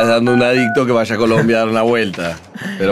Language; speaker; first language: Spanish; native; Spanish